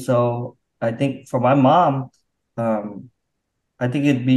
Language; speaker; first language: English; native; English